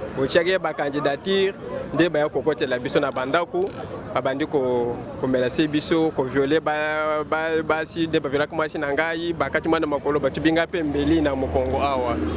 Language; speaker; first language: Lingala; non-native, local second language; Luba-Lulua